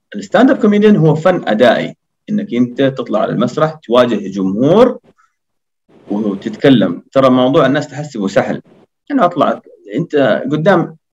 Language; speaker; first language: Arabic; early bilingual, other home language; Indonesian